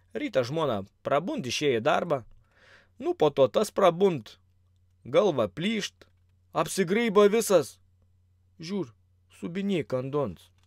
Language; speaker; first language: Lithuanian; native; Lithuanian